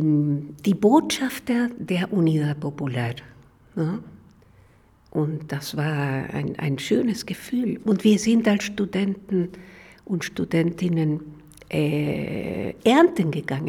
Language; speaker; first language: German; non-native, fluent; Spanish